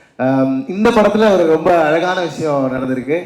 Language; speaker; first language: Tamil; native; Tamil